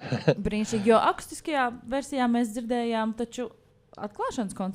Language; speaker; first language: Latvian; native; Latvian